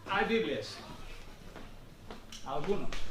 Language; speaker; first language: Spanish; non-native, fluent; English